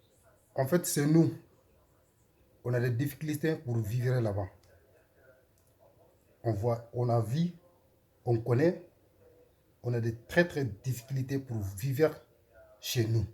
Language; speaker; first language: French; non-native, learner; Soninke